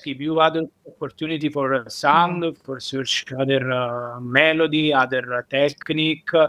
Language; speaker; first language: English; non-native, learner; Italian